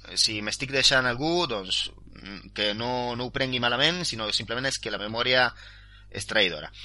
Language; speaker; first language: Catalan; non-native, local second language; Spanish